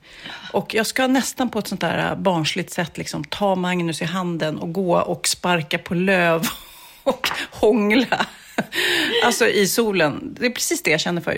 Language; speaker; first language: Swedish; native; Swedish